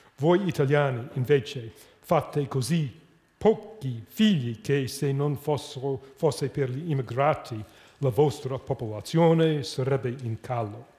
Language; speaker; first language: Italian; non-native, fluent; English